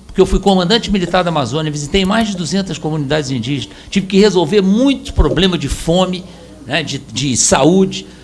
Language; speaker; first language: Portuguese; native; Portuguese